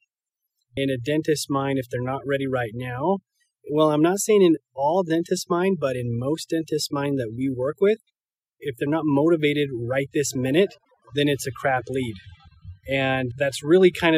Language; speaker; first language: English; native; English